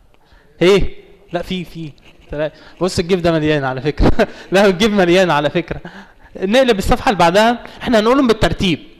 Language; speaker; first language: Arabic; native; Arabic